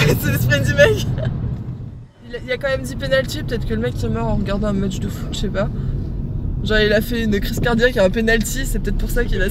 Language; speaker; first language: French; native; French